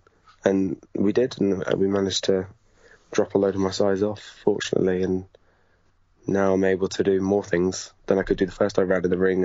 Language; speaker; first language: English; native; English